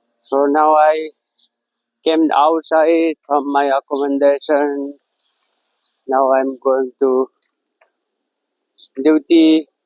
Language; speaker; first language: English; non-native, learner; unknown